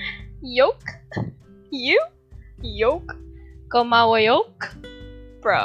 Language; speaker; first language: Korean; non-native, learner; English